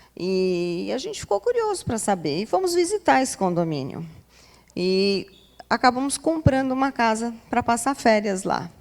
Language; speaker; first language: Portuguese; native; Portuguese